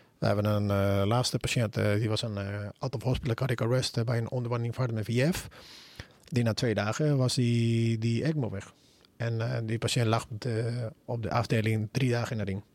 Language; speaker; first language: Dutch; non-native, fluent; Spanish